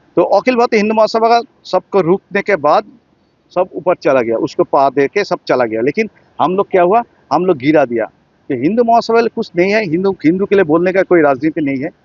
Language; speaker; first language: Hindi; non-native, local second language; Bangla